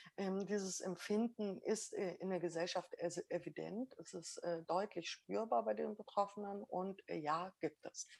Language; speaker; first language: German; early bilingual, other home language; Arabic